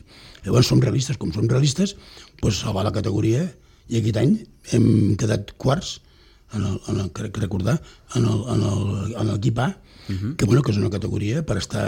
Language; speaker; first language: Catalan; native; Catalan